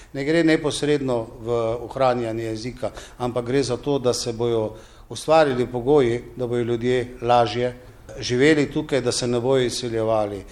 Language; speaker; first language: Slovenian; native; Slovenian